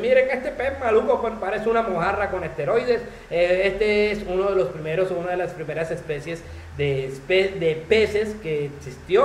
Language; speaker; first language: Spanish; native; Spanish